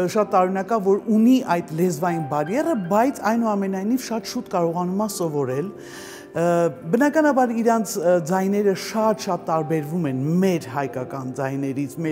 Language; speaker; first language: Armenian; native; Armenian